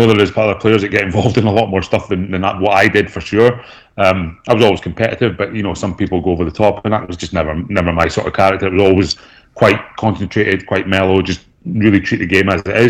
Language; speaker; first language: English; native; English